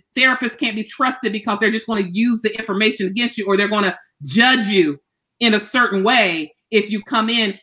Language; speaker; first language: English; native; English